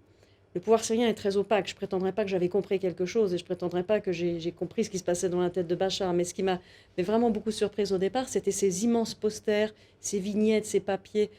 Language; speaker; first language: French; native; French